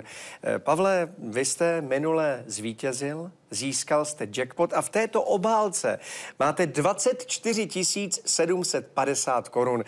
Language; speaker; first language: Czech; native; Czech